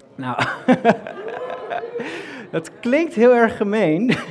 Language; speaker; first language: Dutch; native; Dutch